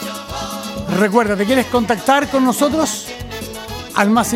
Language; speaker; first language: Spanish; native; Spanish